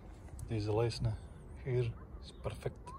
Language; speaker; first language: German; non-native, learner; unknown